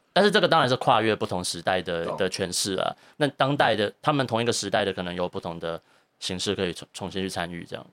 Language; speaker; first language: Chinese; native; Chinese